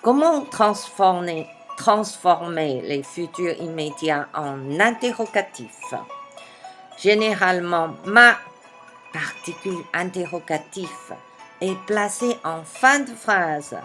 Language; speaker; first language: French; non-native, fluent; Chinese